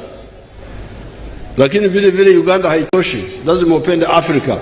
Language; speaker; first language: Swahili; non-native, local second language; Nyankole